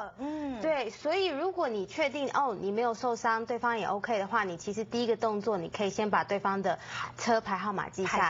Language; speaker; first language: Chinese; native; Chinese